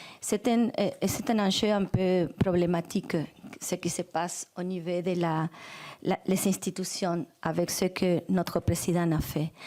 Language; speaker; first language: French; non-native, fluent; Spanish